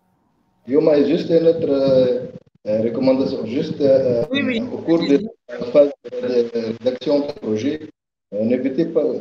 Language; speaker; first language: French; non-native, learner; Arabic